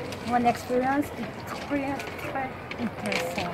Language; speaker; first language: French; non-native, learner; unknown